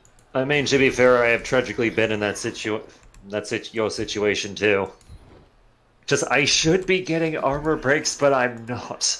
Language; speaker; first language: English; native; English